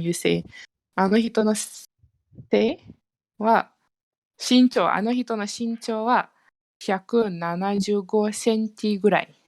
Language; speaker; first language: Japanese; non-native, fluent; Malay